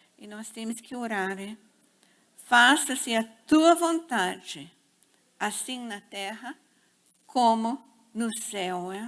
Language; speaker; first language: Portuguese; non-native, fluent; English